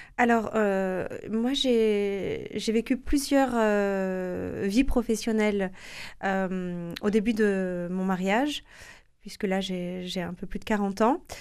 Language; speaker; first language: French; native; French